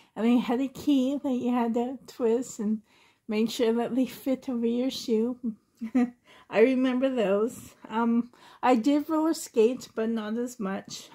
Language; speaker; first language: English; native; English